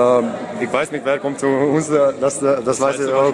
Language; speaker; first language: German; non-native, learner; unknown